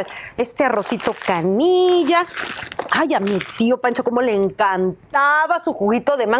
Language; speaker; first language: Spanish; native; Spanish